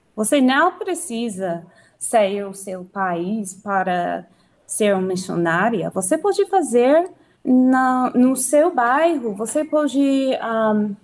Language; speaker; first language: Portuguese; non-native, fluent; English